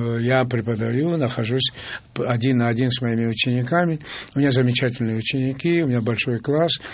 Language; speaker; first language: Russian; non-native, local second language; Georgian